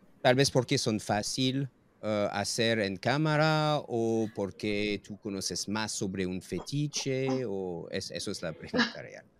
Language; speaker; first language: Spanish; non-native, fluent; English